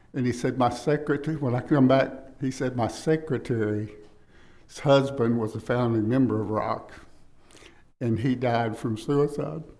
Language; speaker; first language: English; native; English